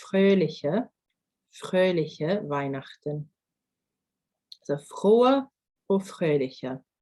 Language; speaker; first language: German; non-native, fluent; English